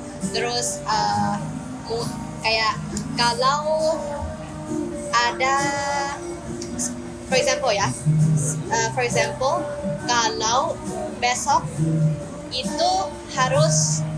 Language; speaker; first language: Indonesian; non-native, learner; Thai